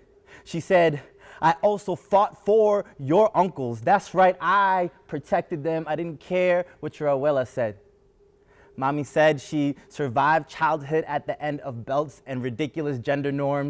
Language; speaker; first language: English; early bilingual, other home language; Spanish